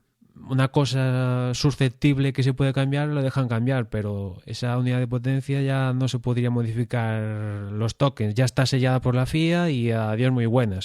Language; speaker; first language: Spanish; native; Spanish